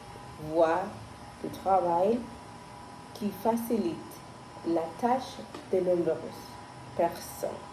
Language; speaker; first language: French; non-native, learner; Spanish